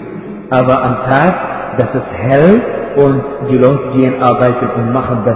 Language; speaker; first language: German; non-native, fluent; Arabic